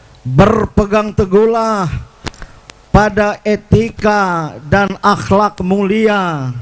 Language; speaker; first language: Indonesian; native; Indonesian